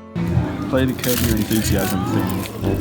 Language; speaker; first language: English; native; English